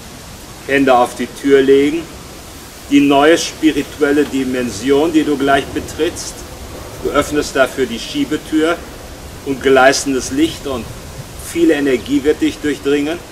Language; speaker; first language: German; native; German